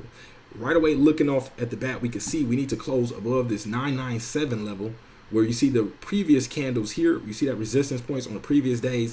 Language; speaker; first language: English; native; English